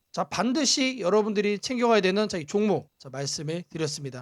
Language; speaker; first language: Korean; native; Korean